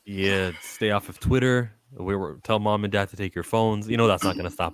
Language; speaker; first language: English; native; English